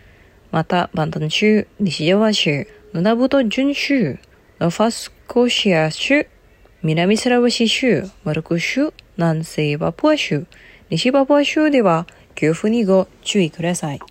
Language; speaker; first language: Japanese; non-native, fluent; Indonesian